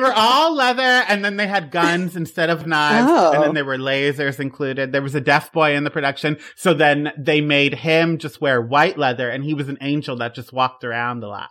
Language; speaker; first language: English; native; English